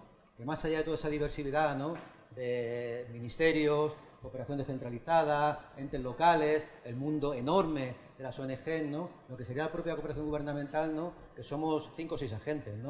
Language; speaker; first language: Spanish; native; Spanish